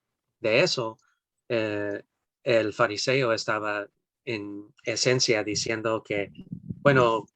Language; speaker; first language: Spanish; non-native, fluent; English